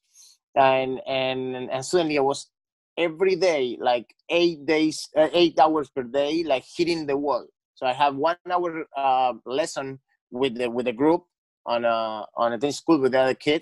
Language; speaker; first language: English; non-native, fluent; Spanish